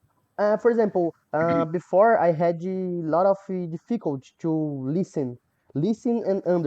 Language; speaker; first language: English; non-native, learner; Portuguese